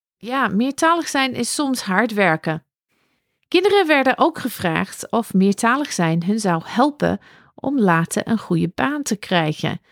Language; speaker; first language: Dutch; non-native, fluent; English